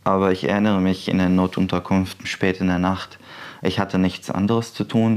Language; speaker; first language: German; non-native, fluent; Arabic